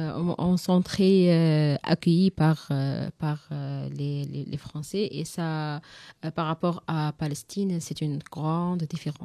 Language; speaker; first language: French; non-native, learner; Arabic